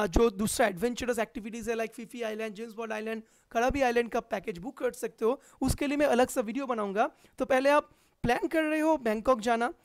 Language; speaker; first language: Hindi; non-native, local second language; Bangla